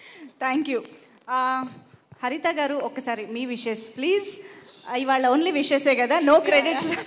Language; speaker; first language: Telugu; native; Telugu